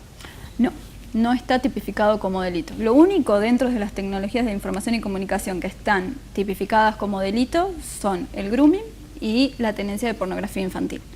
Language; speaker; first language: Spanish; native; Spanish